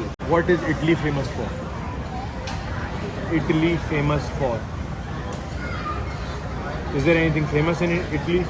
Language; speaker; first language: English; non-native, local second language; Hindi